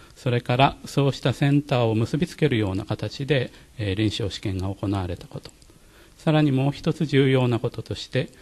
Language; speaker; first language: Japanese; native; Japanese